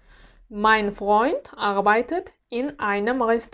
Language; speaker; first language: German; non-native, fluent; Uzbek